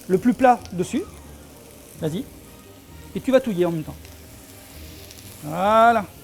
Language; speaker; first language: French; native; French